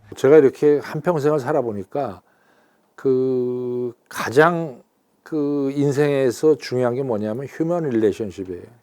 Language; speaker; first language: Korean; native; Korean